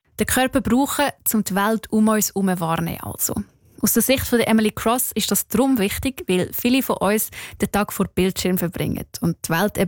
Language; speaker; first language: German; native; German